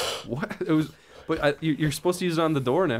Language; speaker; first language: English; native; English